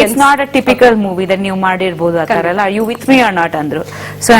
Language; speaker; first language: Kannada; non-native, fluent; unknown